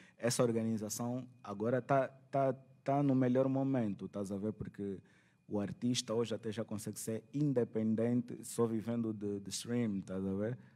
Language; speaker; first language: Portuguese; native; Portuguese